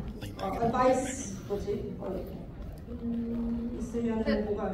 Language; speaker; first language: Korean; early bilingual, heritage; English